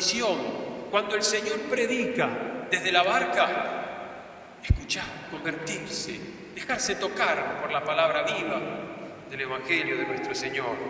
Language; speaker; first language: Spanish; native; Spanish